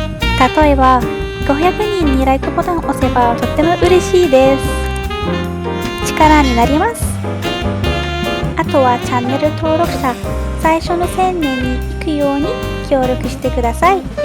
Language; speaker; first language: Japanese; non-native, fluent; Arabic